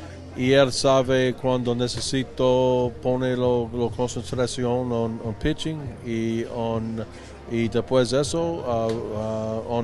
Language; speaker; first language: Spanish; non-native, learner; English